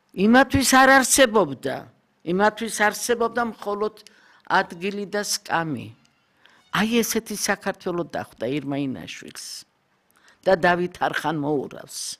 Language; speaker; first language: Georgian; non-native, local second language; Kurdish